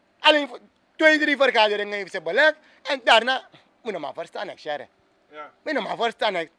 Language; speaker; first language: Dutch; native; Dutch